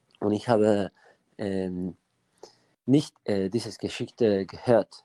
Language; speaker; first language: German; non-native, learner; Spanish